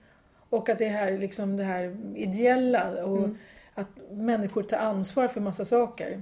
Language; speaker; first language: Swedish; native; Swedish